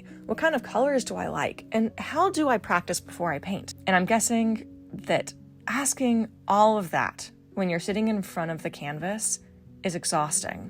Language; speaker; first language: English; native; English